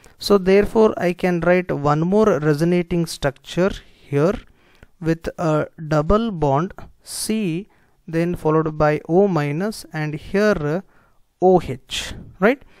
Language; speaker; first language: English; non-native, local second language; Kannada